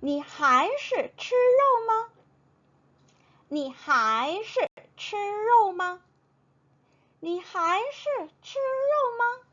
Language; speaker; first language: Chinese; non-native, fluent; Korean